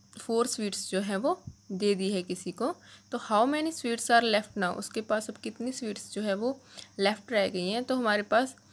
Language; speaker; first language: Hindi; non-native, local second language; Punjabi